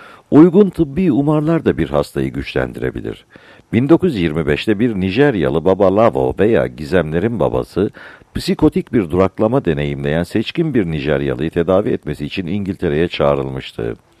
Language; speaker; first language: Turkish; native; Turkish